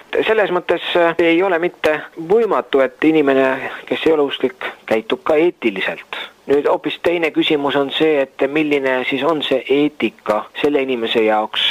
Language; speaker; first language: Estonian; native; Estonian